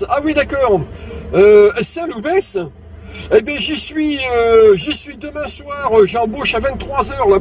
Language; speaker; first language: French; native; French